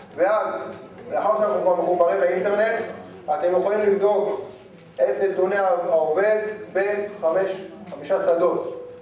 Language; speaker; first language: Hebrew; native; Hebrew